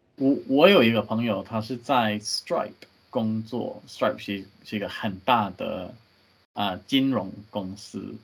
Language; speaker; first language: Chinese; non-native, learner; English